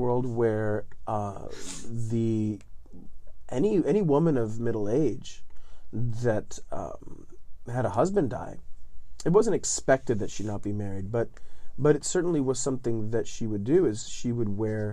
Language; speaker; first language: English; non-native, fluent; Italian